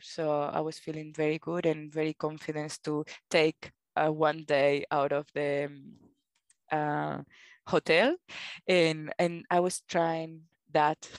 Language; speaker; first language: English; non-native, fluent; Spanish